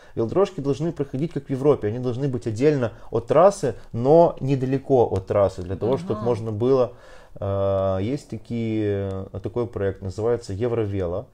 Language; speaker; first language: Russian; native; Russian